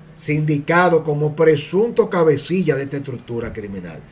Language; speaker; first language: Spanish; native; Spanish